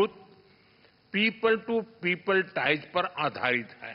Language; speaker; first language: Hindi; native; Hindi